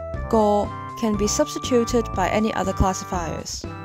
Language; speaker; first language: English; non-native, local second language; Cantonese